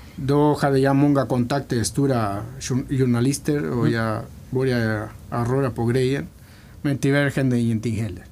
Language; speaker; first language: Swedish; non-native, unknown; Spanish